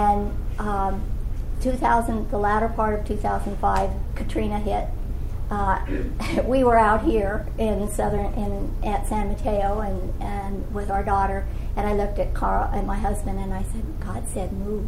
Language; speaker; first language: English; native; English